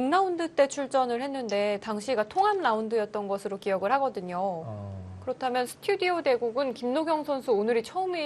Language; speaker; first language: Korean; native; Korean